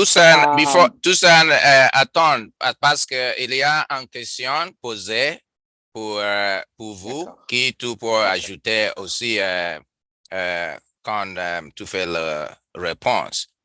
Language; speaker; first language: French; non-native, learner; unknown